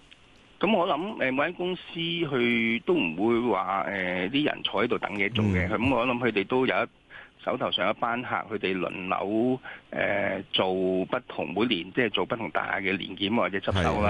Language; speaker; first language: Cantonese; native; Cantonese